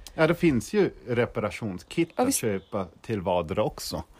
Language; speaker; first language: Swedish; non-native, fluent; German